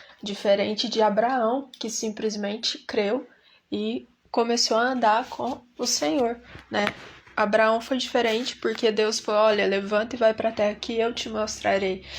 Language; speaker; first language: Portuguese; native; Portuguese